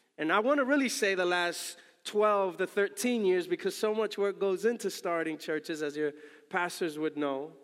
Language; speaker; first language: English; early bilingual, other home language; Spanish